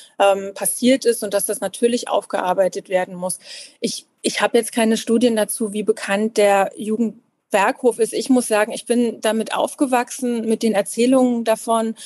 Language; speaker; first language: German; native; German